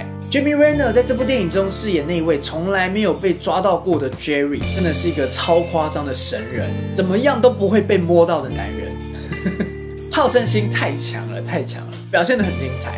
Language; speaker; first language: Chinese; native; Chinese